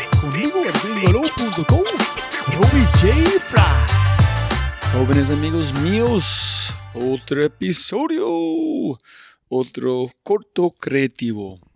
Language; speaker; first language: Spanish; non-native, fluent; English